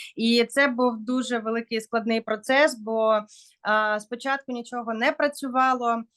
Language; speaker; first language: Ukrainian; non-native, local second language; Russian